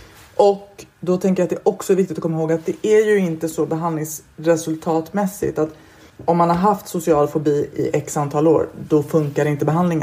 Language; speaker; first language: Swedish; native; Swedish